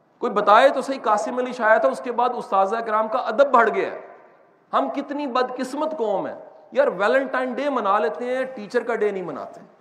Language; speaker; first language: Urdu; non-native, local second language; Punjabi